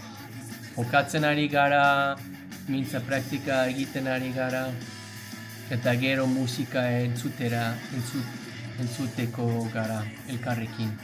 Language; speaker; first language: Basque; non-native, learner; English